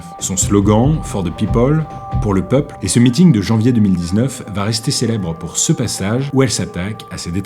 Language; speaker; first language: French; native; French